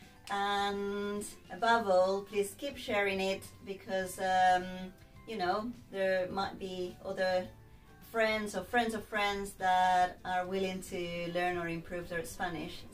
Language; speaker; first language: English; non-native, fluent; Spanish